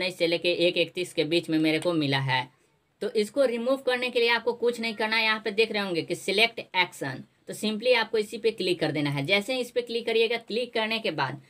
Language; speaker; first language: Hindi; native; Hindi